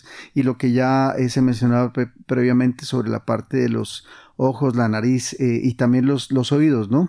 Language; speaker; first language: Spanish; native; Spanish